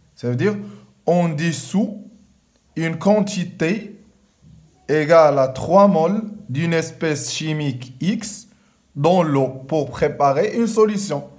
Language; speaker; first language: French; non-native, local second language; Arabic